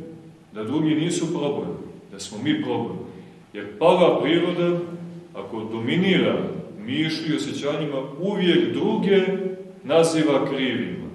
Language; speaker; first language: Serbian; native; Serbian